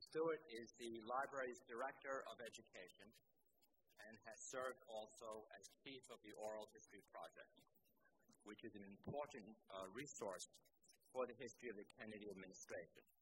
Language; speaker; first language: English; native; English